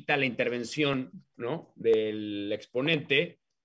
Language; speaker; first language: Spanish; native; Spanish